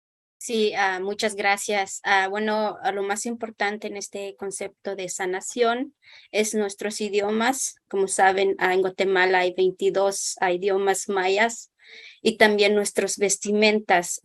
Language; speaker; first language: Spanish; non-native, local second language; Kʼicheʼ